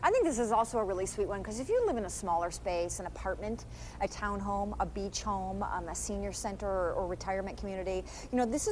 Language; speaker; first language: English; native; English